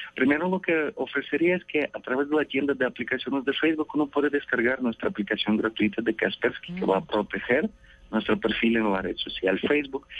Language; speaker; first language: Spanish; non-native, fluent; Russian